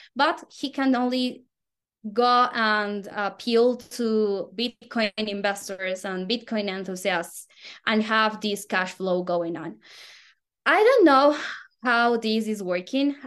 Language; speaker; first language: English; non-native, fluent; Spanish